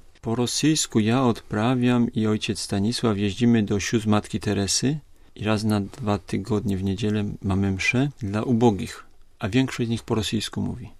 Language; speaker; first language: Polish; native; Polish